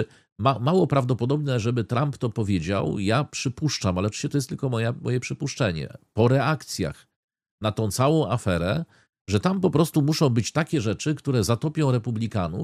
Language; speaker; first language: Polish; native; Polish